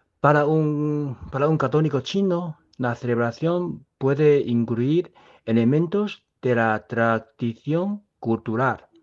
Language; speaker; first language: Spanish; non-native, fluent; Chinese